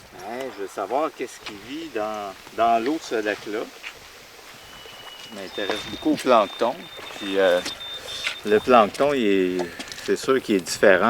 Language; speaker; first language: French; native; French